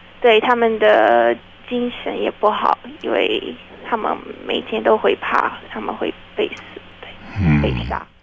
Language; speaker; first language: Chinese; non-native, fluent; Ukrainian